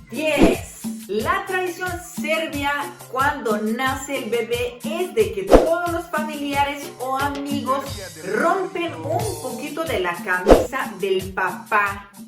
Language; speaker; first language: Spanish; non-native, fluent; Serbian